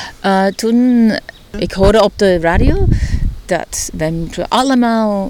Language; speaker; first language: Dutch; early bilingual, heritage; Dutch